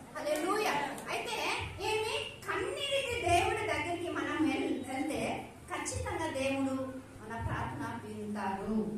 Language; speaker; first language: Telugu; non-native, learner; Odia